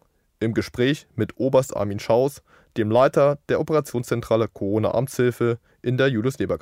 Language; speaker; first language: German; native; German